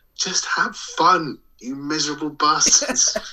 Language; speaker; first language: English; native; English